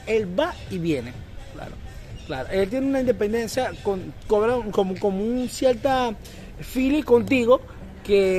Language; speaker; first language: Spanish; native; Spanish